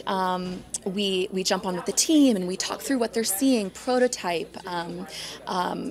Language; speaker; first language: English; native; English